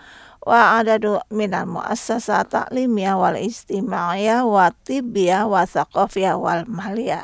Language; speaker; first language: Arabic; non-native, fluent; Indonesian